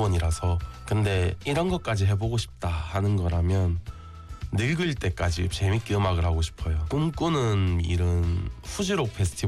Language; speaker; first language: Korean; native; Korean